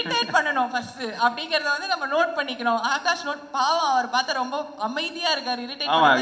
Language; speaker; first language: Tamil; native; Tamil